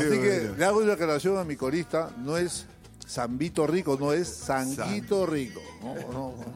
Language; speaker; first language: Spanish; native; Spanish